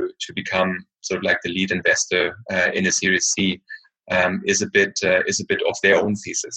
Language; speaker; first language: English; non-native, fluent; German